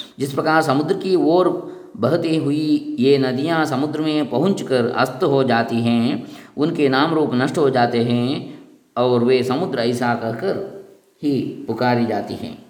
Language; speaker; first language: Hindi; non-native, local second language; Kannada